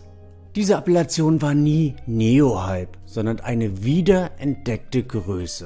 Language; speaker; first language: German; native; German